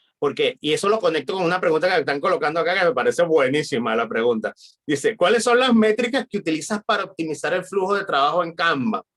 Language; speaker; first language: Spanish; native; Spanish